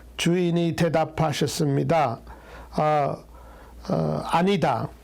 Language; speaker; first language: Korean; non-native, fluent; Amharic